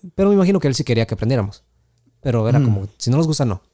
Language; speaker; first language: Spanish; early bilingual, heritage; Spanish